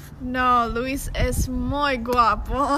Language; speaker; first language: Spanish; non-native, learner; English